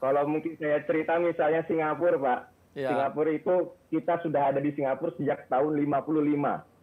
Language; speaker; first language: Indonesian; native; Indonesian